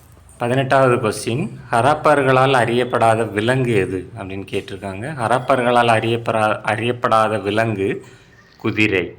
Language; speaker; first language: Tamil; native; Tamil